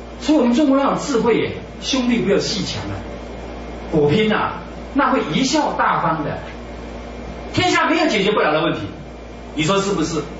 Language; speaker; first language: Chinese; native; Chinese